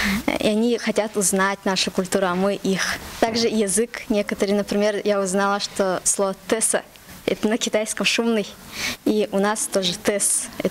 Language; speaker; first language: Russian; non-native, local second language; Yakut